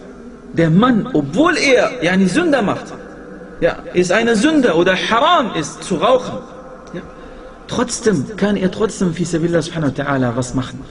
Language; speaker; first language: German; non-native, fluent; Arabic